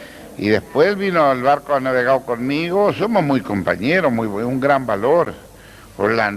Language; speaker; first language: Spanish; native; Spanish